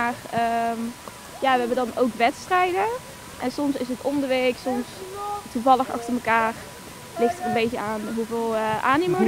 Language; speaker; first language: Dutch; native; Dutch